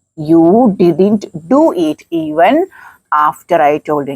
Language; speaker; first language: English; non-native, local second language; Malayalam